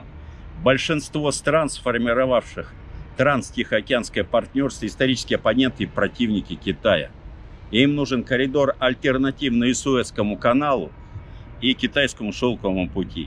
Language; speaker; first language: Russian; native; Russian